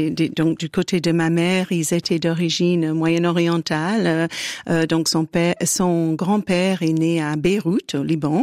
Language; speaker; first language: French; native; French